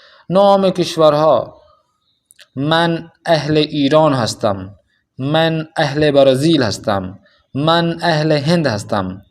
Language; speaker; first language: Persian; non-native, fluent; Urdu